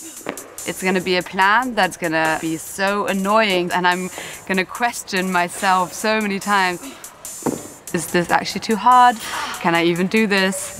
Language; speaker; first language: English; non-native, fluent; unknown